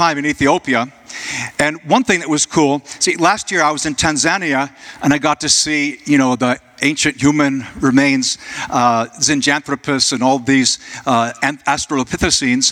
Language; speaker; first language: English; native; English